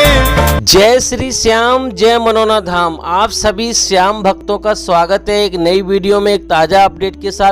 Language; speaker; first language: Hindi; native; Hindi